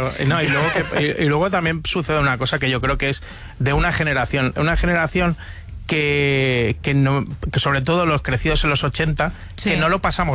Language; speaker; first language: Spanish; native; Spanish